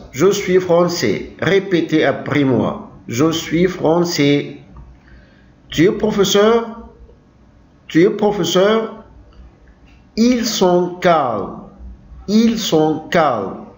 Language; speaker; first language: French; non-native, local second language; Arabic